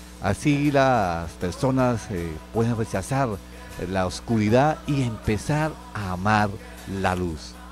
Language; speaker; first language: Spanish; native; Spanish